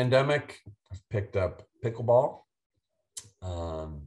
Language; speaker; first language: English; native; English